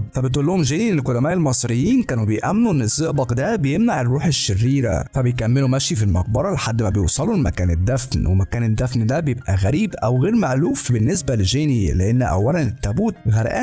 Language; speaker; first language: Arabic; native; Arabic